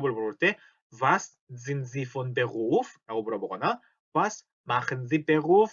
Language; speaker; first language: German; non-native, fluent; Korean